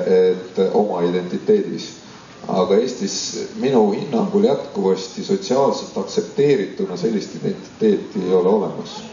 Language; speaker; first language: Estonian; non-native, local second language; Russian